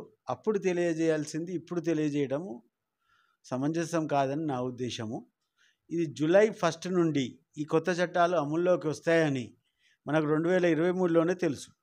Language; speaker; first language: Telugu; native; Telugu